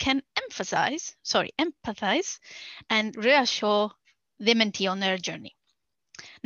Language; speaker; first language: English; non-native, fluent; Spanish